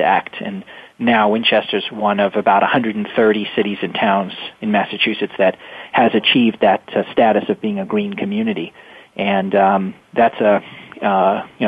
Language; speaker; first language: English; native; English